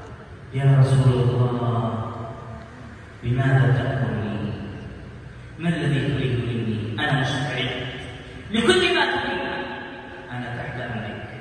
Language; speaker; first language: Arabic; non-native, fluent; Indonesian